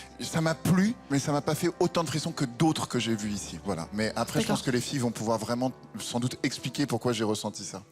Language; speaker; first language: French; native; French